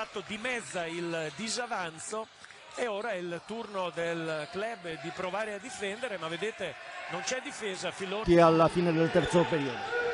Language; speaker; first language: Italian; native; Italian